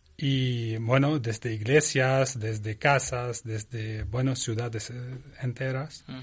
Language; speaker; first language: Spanish; non-native, learner; Arabic